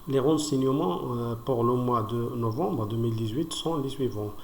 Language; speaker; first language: French; non-native, local second language; Arabic